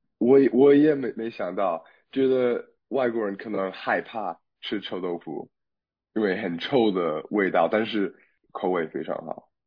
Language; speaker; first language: Chinese; non-native, fluent; English